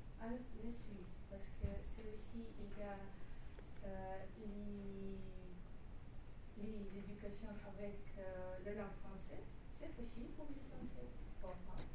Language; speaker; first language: French; non-native, learner; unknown